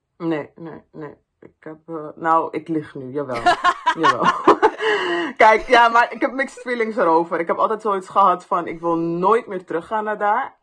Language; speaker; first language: Dutch; early bilingual, other home language; Persian